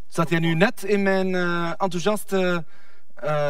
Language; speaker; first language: Dutch; native; Dutch